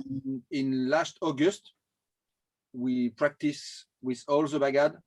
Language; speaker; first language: English; non-native, learner; French